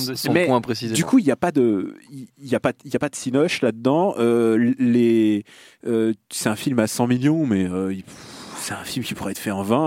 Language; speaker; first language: French; non-native, fluent; Russian